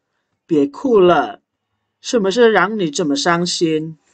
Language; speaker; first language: Chinese; non-native, fluent; Indonesian